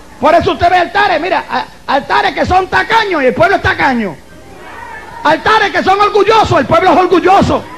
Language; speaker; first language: Spanish; native; Spanish